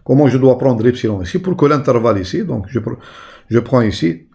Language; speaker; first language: French; non-native, local second language; Arabic